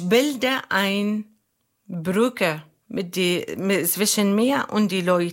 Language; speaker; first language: German; non-native, learner; Arabic